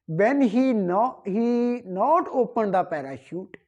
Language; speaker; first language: English; non-native, local second language; Punjabi